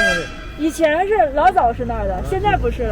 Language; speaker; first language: Chinese; native; Chinese